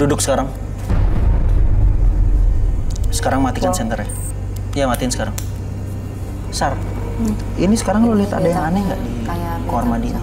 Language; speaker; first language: Indonesian; native; Indonesian